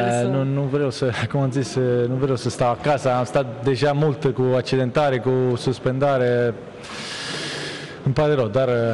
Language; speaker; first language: Romanian; non-native, learner; Italian